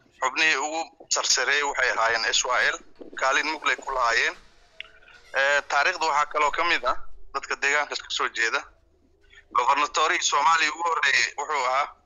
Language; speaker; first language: Somali; non-native, local second language; Swahili